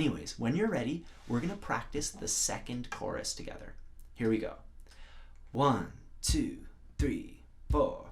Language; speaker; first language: English; native; English